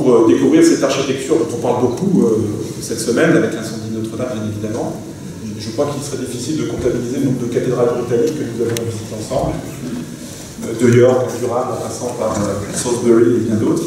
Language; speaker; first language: French; native; French